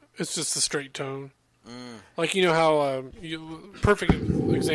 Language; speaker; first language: English; native; English